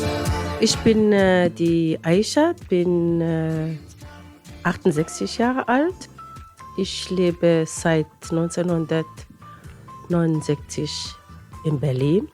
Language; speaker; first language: German; non-native, fluent; Arabic